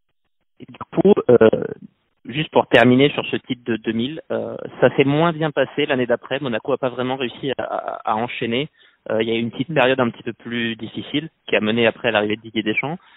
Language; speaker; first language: French; native; French